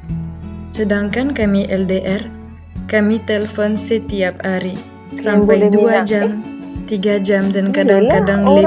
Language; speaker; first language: Indonesian; non-native, fluent; French